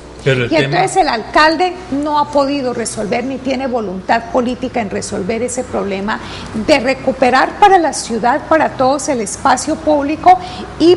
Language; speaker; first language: Spanish; native; Spanish